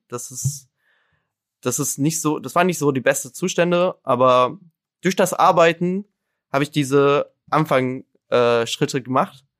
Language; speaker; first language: German; non-native, fluent; Arabic